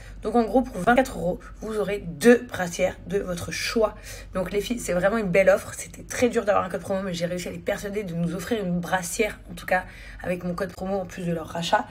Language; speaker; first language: French; native; French